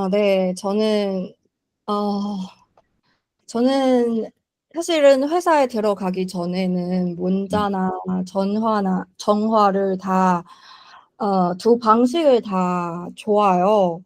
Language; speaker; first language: Korean; non-native, learner; Chinese